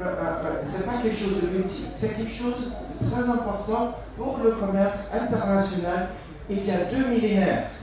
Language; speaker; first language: French; non-native, fluent; German